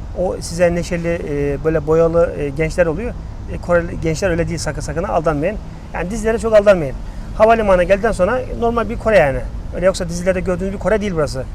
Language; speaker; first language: Turkish; native; Turkish